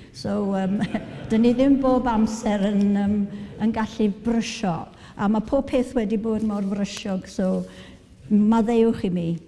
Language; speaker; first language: Welsh; native; Welsh